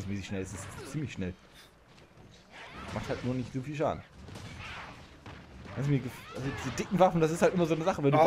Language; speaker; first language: German; native; German